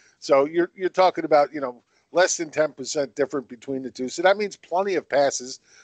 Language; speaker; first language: English; native; English